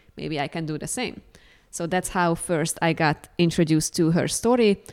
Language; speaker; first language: English; non-native, fluent; Hungarian